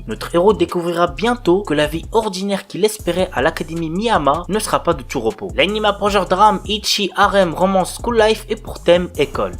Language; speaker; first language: French; native; French